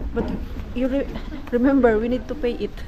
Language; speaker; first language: English; non-native, learner; Filipino